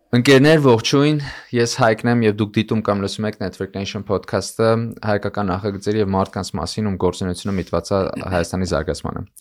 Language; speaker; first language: Armenian; native; Armenian